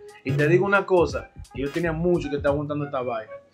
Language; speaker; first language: Spanish; early bilingual, other home language; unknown